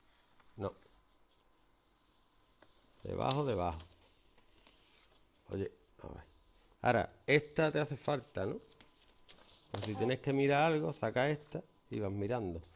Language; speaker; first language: Spanish; native; Spanish